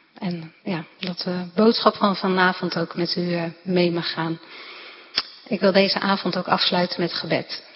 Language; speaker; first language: Dutch; native; Dutch